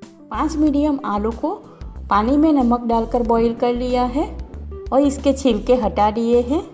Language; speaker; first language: Hindi; non-native, local second language; Gujarati